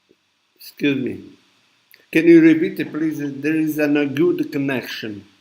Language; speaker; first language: English; non-native, learner; Italian